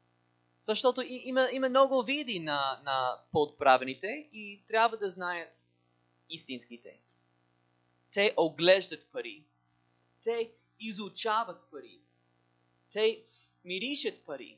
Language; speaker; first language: Bulgarian; non-native, learner; English